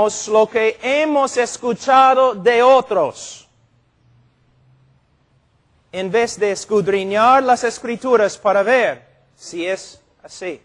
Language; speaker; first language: Spanish; non-native, fluent; English